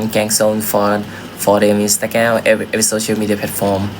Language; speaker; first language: English; non-native, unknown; Thai